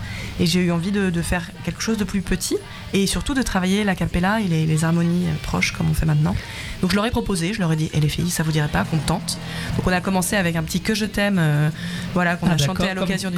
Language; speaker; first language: French; native; French